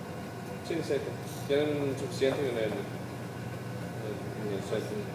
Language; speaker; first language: Spanish; early bilingual, heritage; Spanish